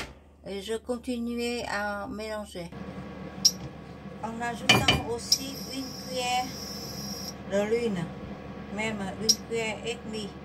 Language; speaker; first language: French; non-native, fluent; Vietnamese